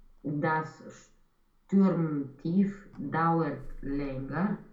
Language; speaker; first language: German; non-native, learner; Romanian